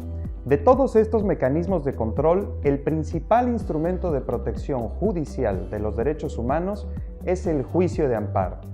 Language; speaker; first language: Spanish; native; Spanish